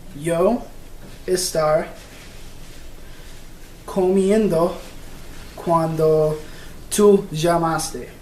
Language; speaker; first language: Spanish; non-native, learner; English